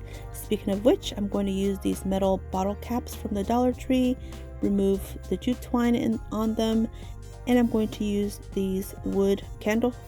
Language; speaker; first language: English; native; English